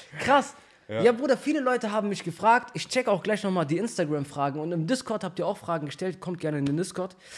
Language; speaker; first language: German; early bilingual, other home language; Albanian